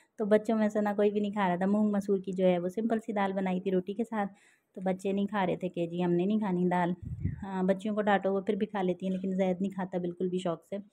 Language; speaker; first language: Urdu; native; Urdu